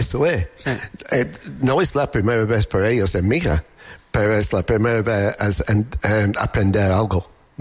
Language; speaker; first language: Spanish; non-native, fluent; English